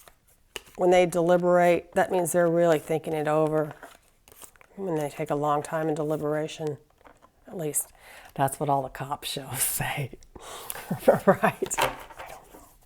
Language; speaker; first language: English; native; English